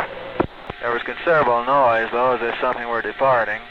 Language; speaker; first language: English; native; English